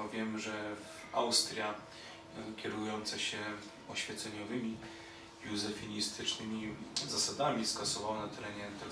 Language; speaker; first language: Polish; native; Polish